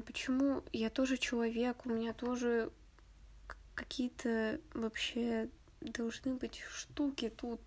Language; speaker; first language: Russian; native; Russian